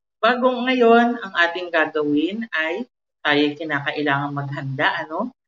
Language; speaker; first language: Filipino; native; Filipino